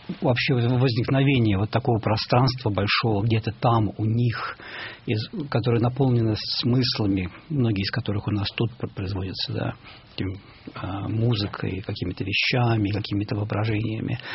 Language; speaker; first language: Russian; native; Russian